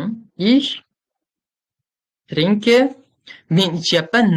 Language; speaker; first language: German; non-native, fluent; Uzbek